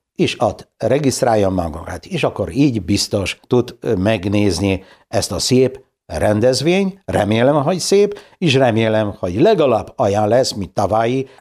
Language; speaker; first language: Hungarian; non-native, fluent; Polish